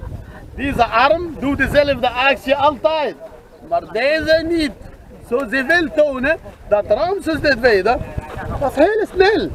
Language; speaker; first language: Dutch; non-native, learner; Arabic